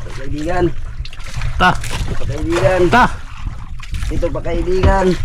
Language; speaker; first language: Filipino; non-native, local second language; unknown